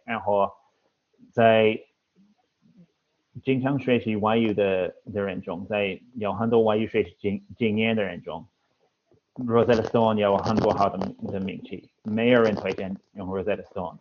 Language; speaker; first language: Chinese; non-native, fluent; English